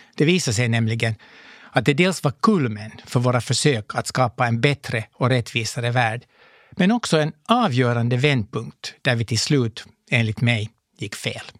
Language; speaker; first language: Swedish; native; Swedish